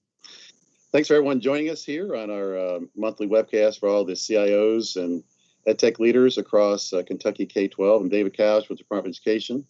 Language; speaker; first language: English; native; English